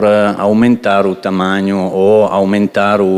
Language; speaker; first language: Portuguese; non-native, fluent; Italian